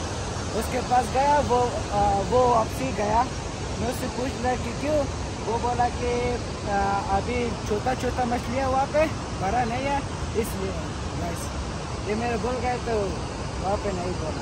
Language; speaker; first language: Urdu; non-native, learner; Persian